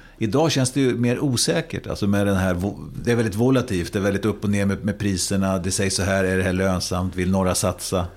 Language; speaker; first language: Swedish; native; Swedish